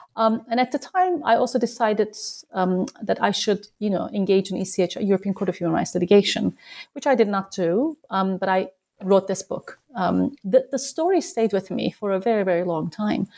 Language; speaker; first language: English; non-native, fluent; Turkish